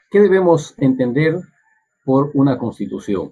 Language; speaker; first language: Spanish; native; Spanish